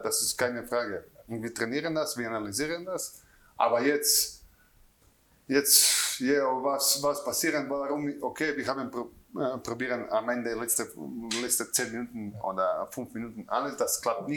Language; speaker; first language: German; non-native, learner; Croatian